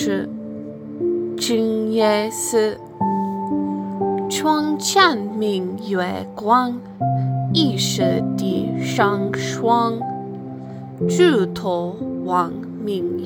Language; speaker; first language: Chinese; non-native, learner; English